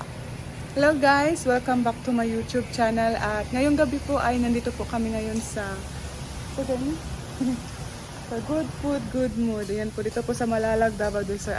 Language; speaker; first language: Filipino; non-native, local second language; Cebuano